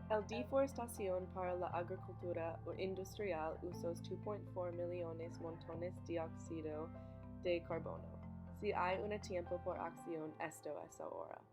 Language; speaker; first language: Spanish; non-native, learner; English